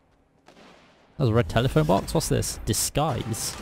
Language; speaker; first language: English; native; English